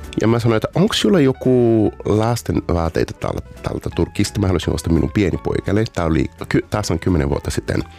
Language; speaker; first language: Finnish; non-native, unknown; Portuguese